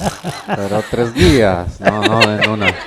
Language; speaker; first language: Spanish; non-native, learner; Polish